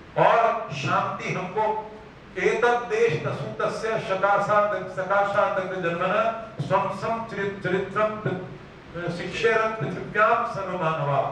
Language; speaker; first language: Hindi; non-native, local second language; Gujarati